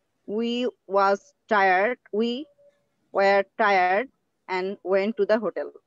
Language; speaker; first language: English; non-native, learner; Bangla